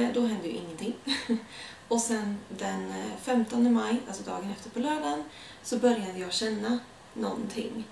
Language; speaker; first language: Swedish; native; Swedish